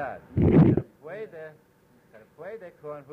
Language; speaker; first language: Spanish; non-native, learner; English